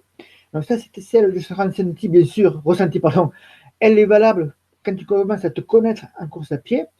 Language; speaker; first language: French; native; French